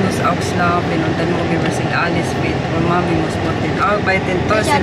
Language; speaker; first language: German; non-native, local second language; Filipino